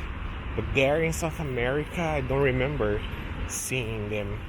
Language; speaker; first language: English; non-native, local second language; Portuguese